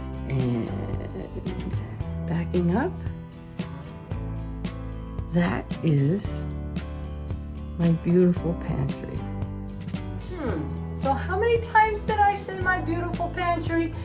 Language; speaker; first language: English; native; English